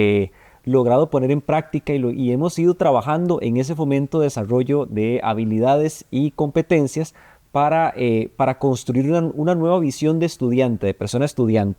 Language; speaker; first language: Spanish; native; Spanish